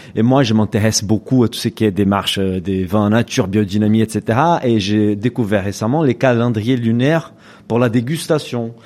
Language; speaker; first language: French; native; French